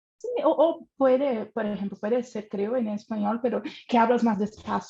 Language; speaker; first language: Spanish; non-native, fluent; Portuguese